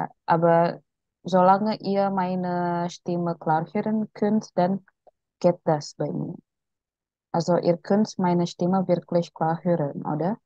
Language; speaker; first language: German; non-native, fluent; Indonesian